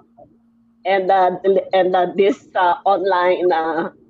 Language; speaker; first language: English; non-native, local second language; Filipino